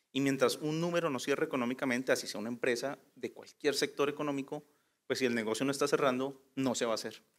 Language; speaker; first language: Spanish; native; Spanish